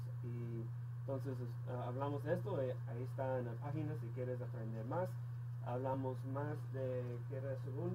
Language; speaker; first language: Spanish; non-native, fluent; English